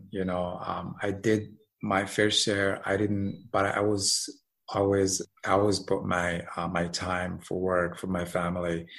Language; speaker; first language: English; non-native, fluent; Arabic